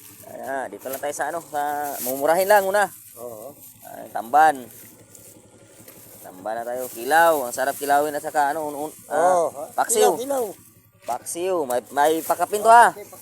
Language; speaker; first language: Filipino; non-native, local second language; Cebuano